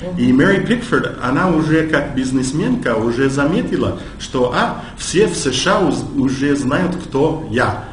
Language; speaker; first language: Russian; non-native, fluent; English